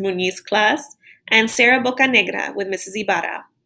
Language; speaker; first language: English; native; English